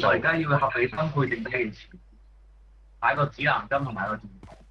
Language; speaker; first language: Chinese; native; Chinese